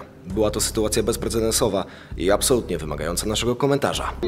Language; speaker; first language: Polish; native; Polish